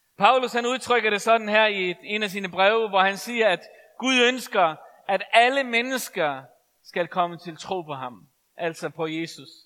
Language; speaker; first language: Danish; non-native, local second language; Faroese